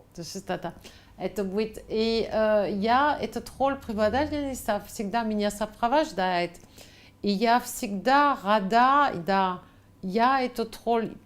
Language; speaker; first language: Russian; non-native, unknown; French